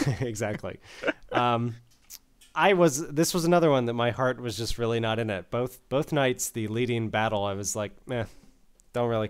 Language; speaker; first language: English; native; English